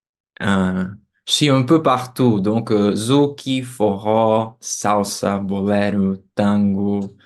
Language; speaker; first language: French; non-native, fluent; Portuguese